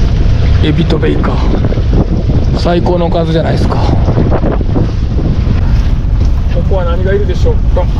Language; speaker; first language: Japanese; native; Japanese